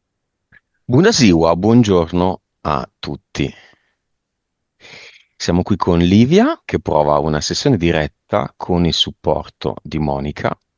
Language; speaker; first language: Italian; native; Italian